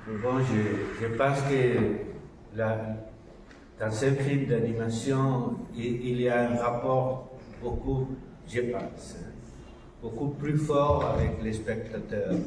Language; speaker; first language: French; non-native, learner; Spanish